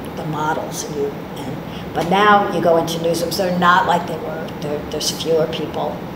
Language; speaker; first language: English; native; English